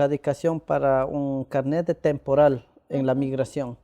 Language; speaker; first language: Spanish; non-native, local second language; Quechua